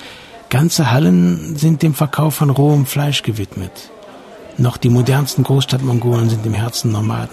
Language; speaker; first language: German; native; German